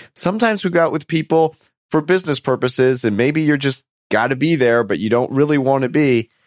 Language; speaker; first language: English; native; English